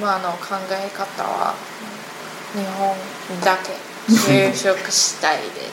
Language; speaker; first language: Japanese; non-native, learner; Chinese